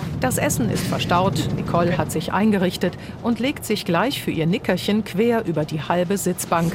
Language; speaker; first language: German; native; German